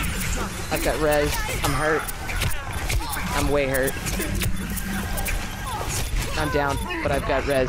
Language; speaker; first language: English; native; English